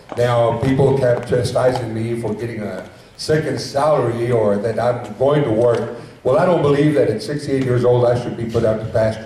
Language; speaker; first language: English; early bilingual, other home language; Spanish